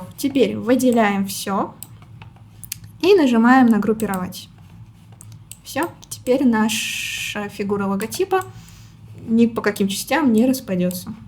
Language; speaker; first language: Russian; native; Russian